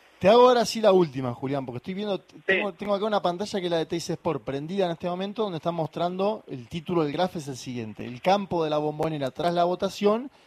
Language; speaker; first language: Spanish; native; Spanish